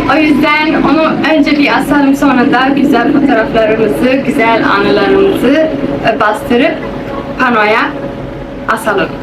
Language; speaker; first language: Turkish; early bilingual, heritage; Turkish